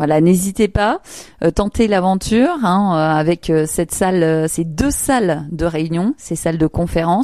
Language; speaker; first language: French; native; French